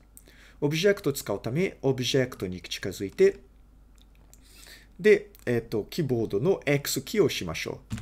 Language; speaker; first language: Japanese; non-native, fluent; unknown